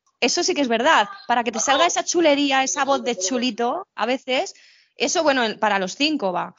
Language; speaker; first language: Spanish; native; Spanish